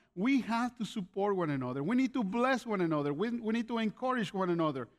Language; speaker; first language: English; non-native, fluent; Spanish